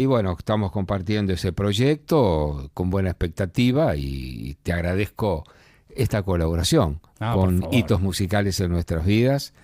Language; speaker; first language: Spanish; native; Spanish